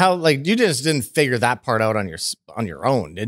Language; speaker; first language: English; native; English